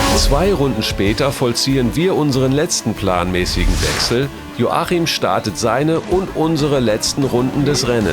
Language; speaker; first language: German; native; German